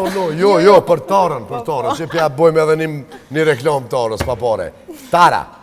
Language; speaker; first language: Albanian; native; Albanian